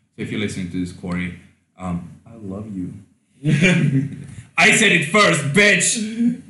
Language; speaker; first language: English; non-native, fluent; Swedish